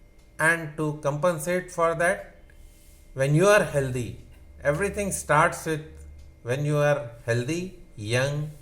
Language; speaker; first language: English; non-native, local second language; Hindi